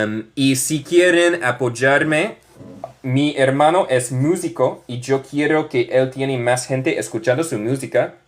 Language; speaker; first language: Spanish; non-native, learner; English